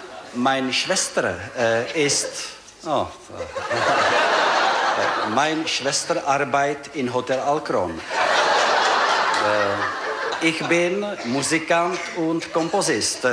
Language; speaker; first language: German; non-native, learner; Czech